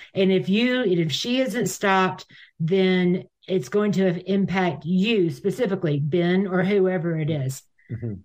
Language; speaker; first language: English; native; English